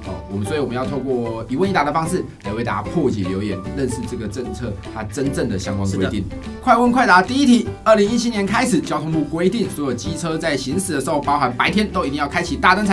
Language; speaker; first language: Chinese; native; Chinese